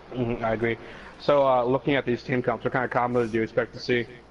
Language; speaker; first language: English; native; English